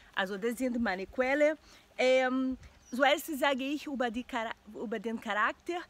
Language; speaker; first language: German; non-native, learner; Portuguese